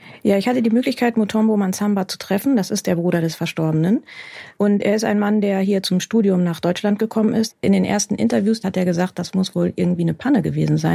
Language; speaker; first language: German; native; German